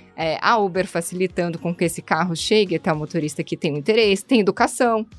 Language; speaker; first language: Portuguese; native; Portuguese